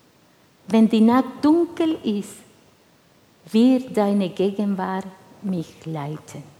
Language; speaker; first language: German; non-native, fluent; Spanish